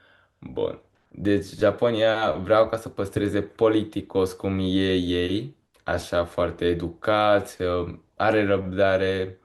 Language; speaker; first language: Romanian; early bilingual, heritage; Romanian